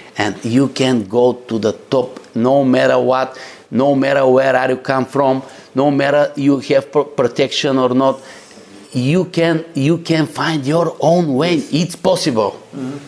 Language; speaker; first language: English; non-native, learner; Bulgarian